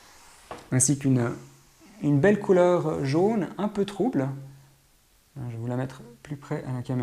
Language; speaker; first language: French; native; French